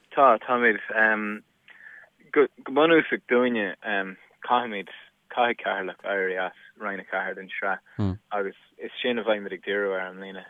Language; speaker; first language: Irish; non-native, local second language; English